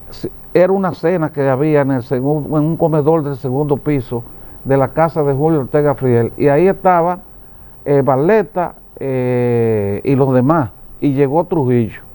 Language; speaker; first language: Spanish; native; Spanish